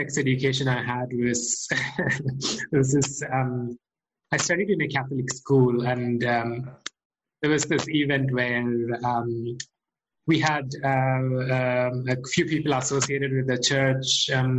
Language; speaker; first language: English; non-native, local second language; Malayalam